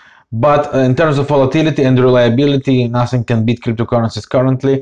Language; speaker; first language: English; non-native, fluent; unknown